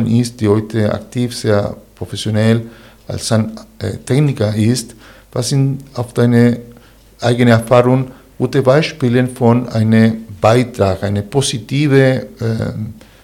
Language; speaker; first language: German; non-native, fluent; Spanish